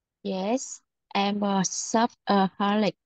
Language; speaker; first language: English; non-native, learner; Vietnamese